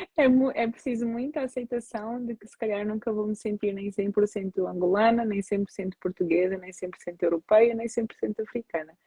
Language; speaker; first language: Portuguese; native; Portuguese